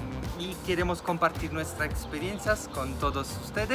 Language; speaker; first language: Spanish; non-native, fluent; Italian